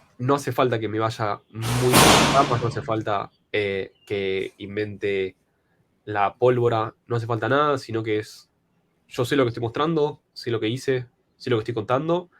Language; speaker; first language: Spanish; native; Spanish